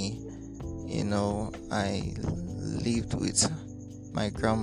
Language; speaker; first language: English; non-native, local second language; Ibibio